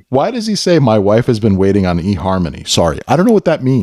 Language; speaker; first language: English; native; English